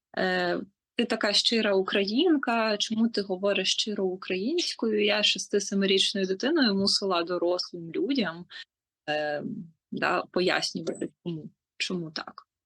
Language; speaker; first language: Ukrainian; native; Ukrainian